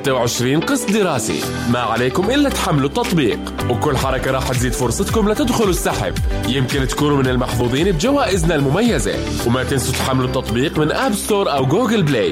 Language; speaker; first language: Arabic; native; Arabic